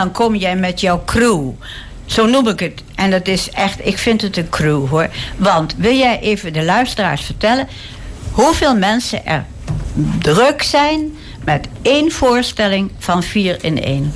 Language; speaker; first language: Dutch; native; Dutch